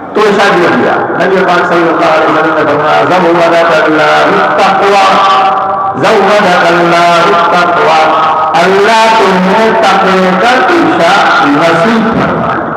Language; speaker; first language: Urdu; non-native, local second language; Gujarati